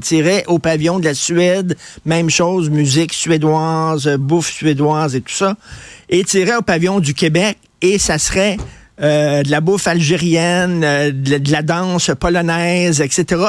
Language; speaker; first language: French; native; French